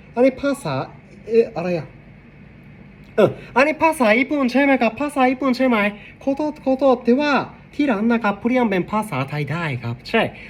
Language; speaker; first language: Thai; non-native, learner; Japanese